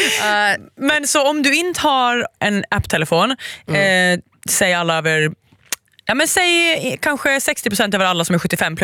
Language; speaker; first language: Swedish; native; Swedish